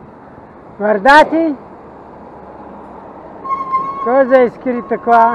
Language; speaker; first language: Italian; non-native, fluent; Arabic